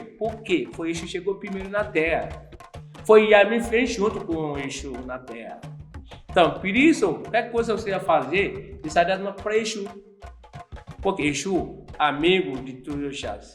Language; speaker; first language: Portuguese; non-native, learner; Yoruba